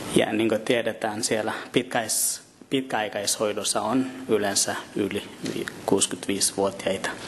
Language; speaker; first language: Finnish; non-native, fluent; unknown